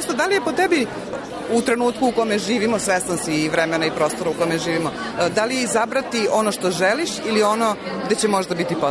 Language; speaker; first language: Serbian; native; Serbian